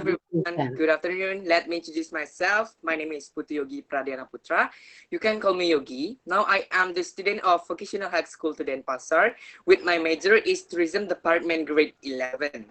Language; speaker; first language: English; non-native, learner; Indonesian